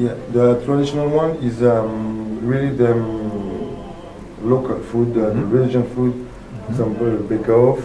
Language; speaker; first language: English; non-native, learner; French